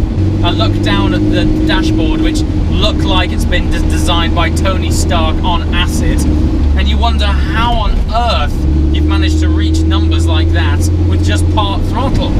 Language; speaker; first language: English; native; English